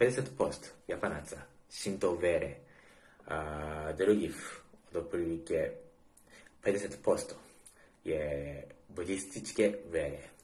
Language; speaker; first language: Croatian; non-native, learner; Japanese